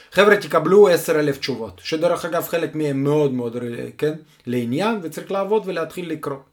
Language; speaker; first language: Hebrew; non-native, fluent; Russian